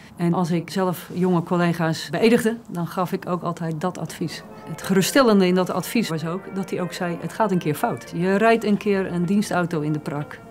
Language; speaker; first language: Dutch; native; Dutch